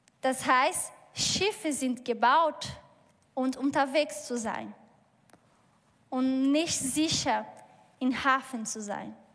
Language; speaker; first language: German; non-native, learner; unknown